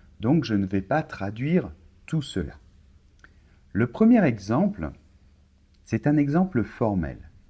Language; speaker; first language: French; native; French